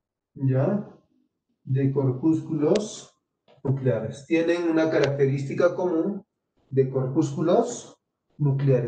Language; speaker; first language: Spanish; native; Spanish